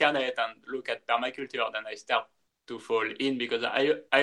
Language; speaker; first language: English; non-native, fluent; French